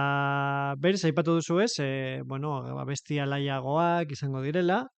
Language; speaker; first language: Basque; native; Basque